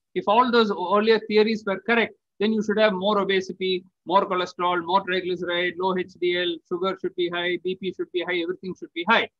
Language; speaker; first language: English; non-native, local second language; Tamil